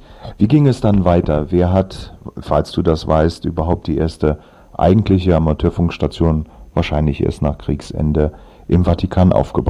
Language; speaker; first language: German; native; German